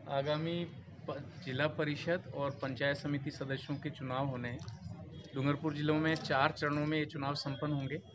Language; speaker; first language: Hindi; native; Hindi